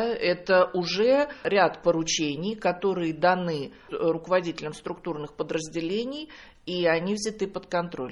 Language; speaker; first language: Russian; native; Russian